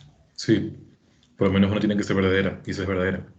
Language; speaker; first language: Spanish; native; Spanish